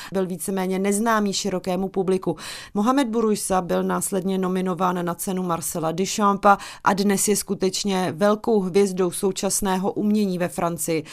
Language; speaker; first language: Czech; native; Czech